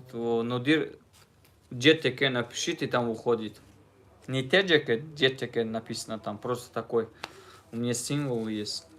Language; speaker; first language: Russian; non-native, learner; Tajik